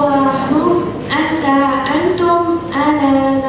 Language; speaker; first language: Arabic; non-native, learner; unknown